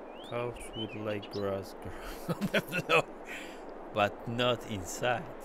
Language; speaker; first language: English; non-native, fluent; Polish